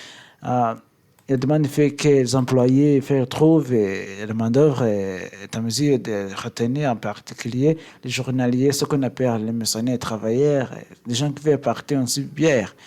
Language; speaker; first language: French; non-native, learner; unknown